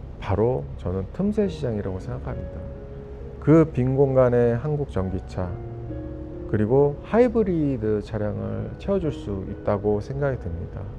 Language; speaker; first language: Korean; native; Korean